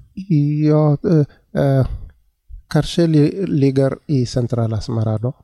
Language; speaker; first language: Swedish; non-native, learner; Tigrinya